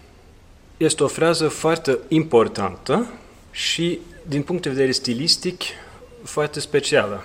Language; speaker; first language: Romanian; non-native, fluent; Norwegian